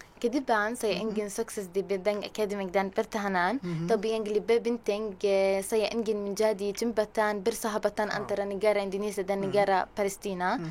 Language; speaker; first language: Indonesian; non-native, learner; Arabic